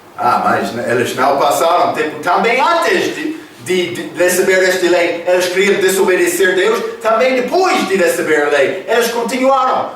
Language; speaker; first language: Portuguese; non-native, fluent; English